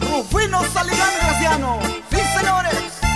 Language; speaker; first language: Spanish; native; Spanish